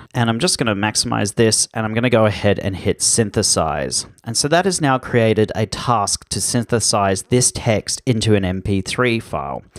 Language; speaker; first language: English; native; English